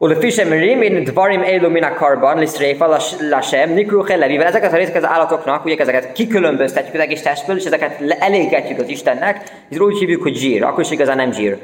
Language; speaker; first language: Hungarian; early bilingual, heritage; Hungarian